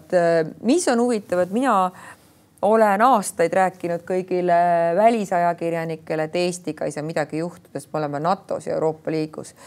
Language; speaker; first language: Estonian; native; Estonian